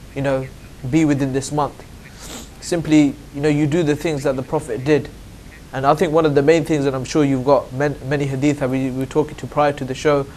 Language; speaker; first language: English; native; English